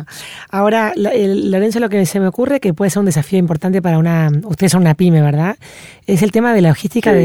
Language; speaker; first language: Spanish; native; Spanish